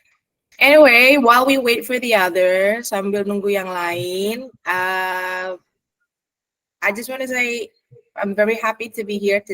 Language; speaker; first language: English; non-native, fluent; Indonesian